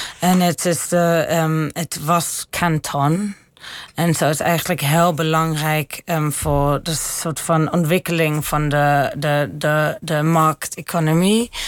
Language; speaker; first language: Dutch; early bilingual, heritage; Dutch